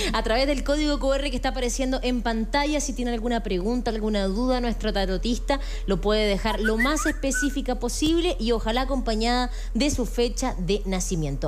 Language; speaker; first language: Spanish; native; Spanish